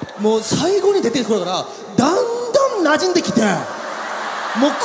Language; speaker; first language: Japanese; native; Japanese